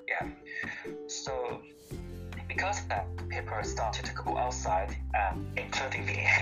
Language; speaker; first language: English; non-native, learner; Korean